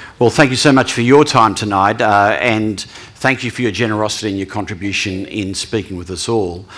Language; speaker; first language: English; native; English